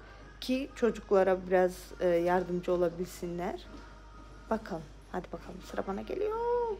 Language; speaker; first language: Turkish; native; Turkish